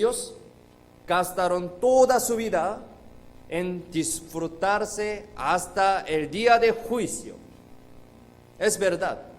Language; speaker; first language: Spanish; non-native, fluent; Korean